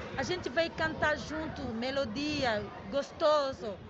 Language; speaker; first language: Portuguese; non-native, learner; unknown